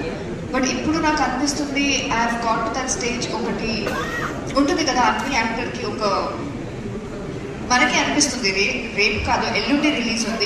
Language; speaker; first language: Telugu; non-native, fluent; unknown